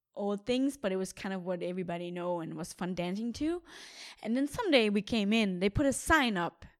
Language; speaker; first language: English; non-native, fluent; Danish